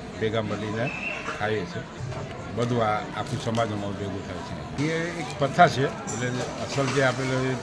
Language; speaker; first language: Gujarati; non-native, local second language; Sindhi